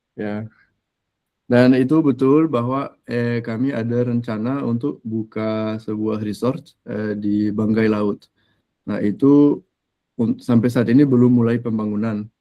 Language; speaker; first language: Indonesian; non-native, fluent; French